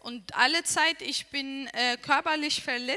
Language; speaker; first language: German; non-native, learner; Arabic